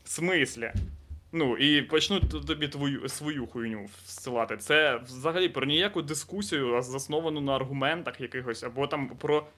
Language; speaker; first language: Ukrainian; non-native, local second language; Russian